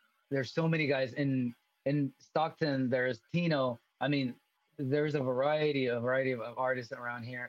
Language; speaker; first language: English; early bilingual, other home language; Spanish